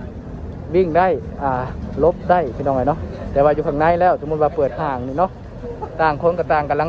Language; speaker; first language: Thai; non-native, local second language; Lao